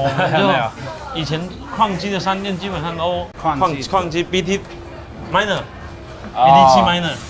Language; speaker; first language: Chinese; native; Chinese